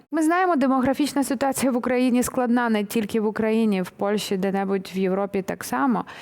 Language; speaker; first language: Ukrainian; native; Ukrainian